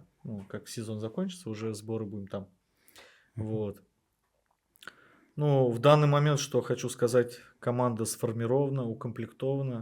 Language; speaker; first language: Russian; native; Russian